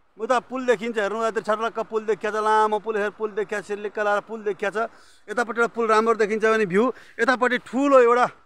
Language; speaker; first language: Nepali; native; Nepali